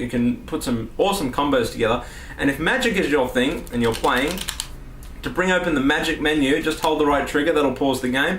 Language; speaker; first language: English; native; English